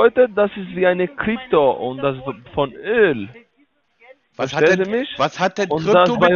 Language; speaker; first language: German; non-native, learner; Spanish